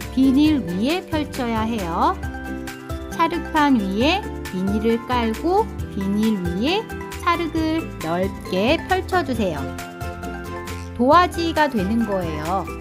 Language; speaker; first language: Korean; native; Korean